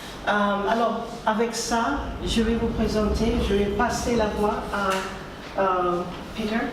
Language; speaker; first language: French; non-native, fluent; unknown